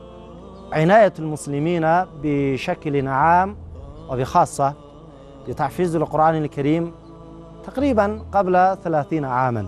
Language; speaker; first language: Arabic; non-native, fluent; Chinese